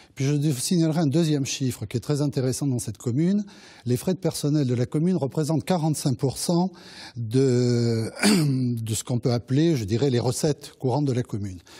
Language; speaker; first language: French; native; French